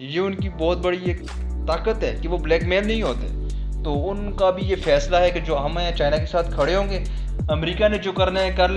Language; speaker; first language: Hindi; non-native, local second language; Punjabi